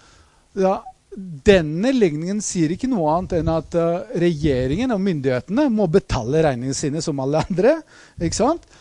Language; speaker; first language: Norwegian; non-native, fluent; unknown